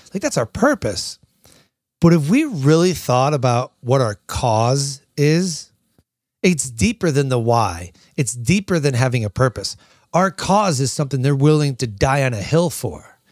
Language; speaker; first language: English; native; English